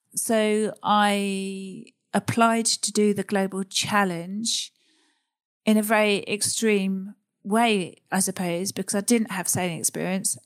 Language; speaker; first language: English; native; English